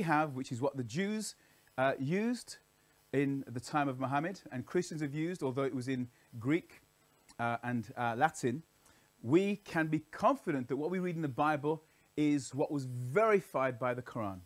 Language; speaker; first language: English; native; English